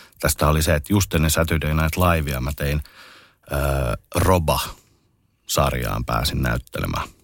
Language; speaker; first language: Finnish; native; Finnish